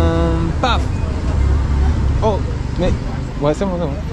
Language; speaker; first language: French; non-native, learner; English